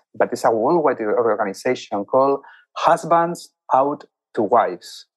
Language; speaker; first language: English; non-native, fluent; Spanish